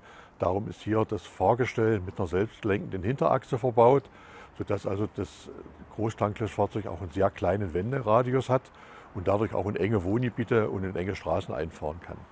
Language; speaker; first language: German; native; German